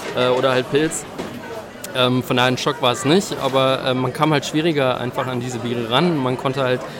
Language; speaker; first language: German; native; German